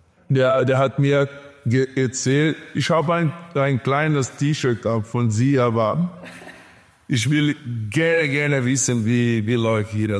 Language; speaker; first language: German; non-native, learner; Portuguese